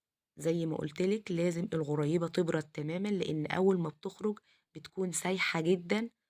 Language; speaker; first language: Arabic; native; Arabic